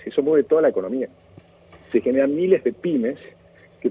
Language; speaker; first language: Spanish; native; Spanish